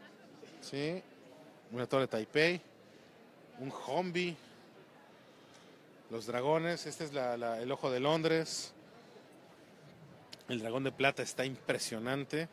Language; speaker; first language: Spanish; native; Spanish